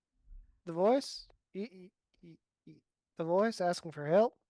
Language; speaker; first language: English; native; English